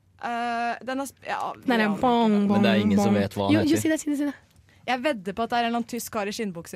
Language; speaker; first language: Norwegian; native; Norwegian